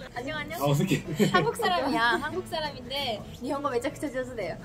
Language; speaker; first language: Korean; early bilingual, heritage; Korean